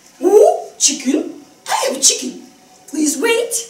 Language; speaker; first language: English; non-native, fluent; Korean